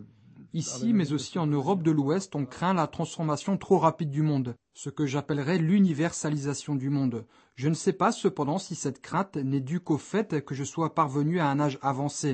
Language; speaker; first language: French; native; French